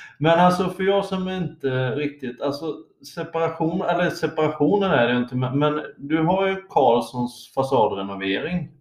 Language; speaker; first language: Swedish; native; Swedish